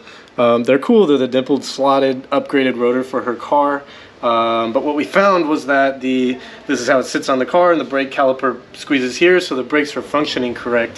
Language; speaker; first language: English; native; English